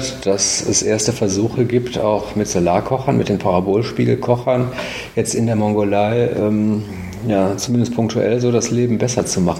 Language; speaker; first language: German; native; German